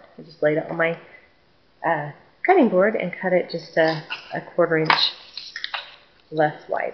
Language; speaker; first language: English; native; English